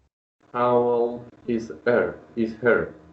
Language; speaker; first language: English; non-native, learner; Spanish